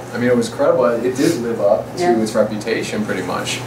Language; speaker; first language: English; native; English